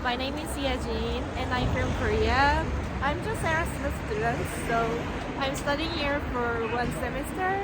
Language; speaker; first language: English; non-native, learner; Korean